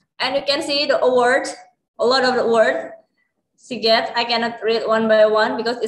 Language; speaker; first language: English; non-native, learner; Indonesian